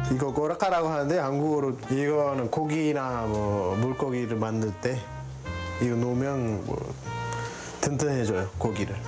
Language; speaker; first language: Korean; non-native, fluent; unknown